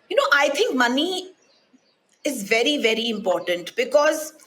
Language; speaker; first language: English; non-native, local second language; Hindi